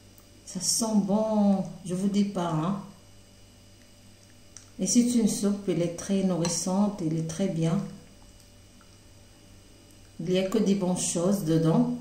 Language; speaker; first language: French; non-native, local second language; Arabic